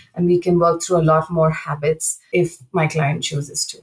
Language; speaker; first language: English; non-native, local second language; Telugu